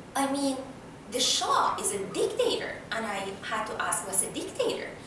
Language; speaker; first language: English; non-native, fluent; Persian